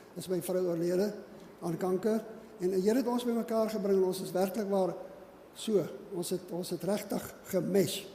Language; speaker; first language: Afrikaans; non-native, local second language; English